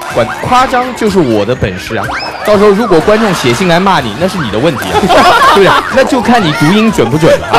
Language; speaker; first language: Chinese; native; Chinese